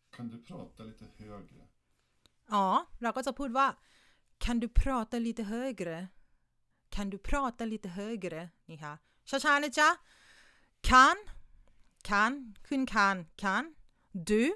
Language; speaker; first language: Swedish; non-native, fluent; Thai